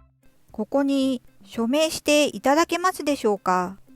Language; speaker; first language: Japanese; non-native, fluent; Korean